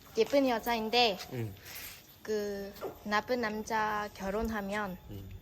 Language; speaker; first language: Korean; non-native, learner; Vietnamese